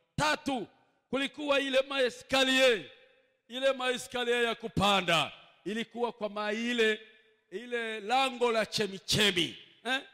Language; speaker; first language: Swahili; non-native, local second language; Kinyarwanda